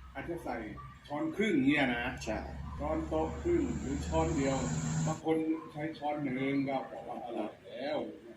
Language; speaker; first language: Thai; native; Thai